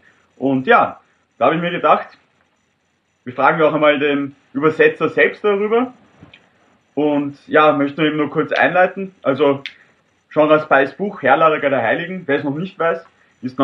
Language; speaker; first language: German; native; German